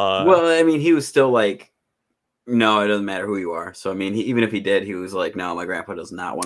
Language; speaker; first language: English; native; English